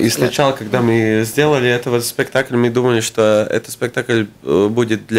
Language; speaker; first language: Russian; non-native, local second language; Latvian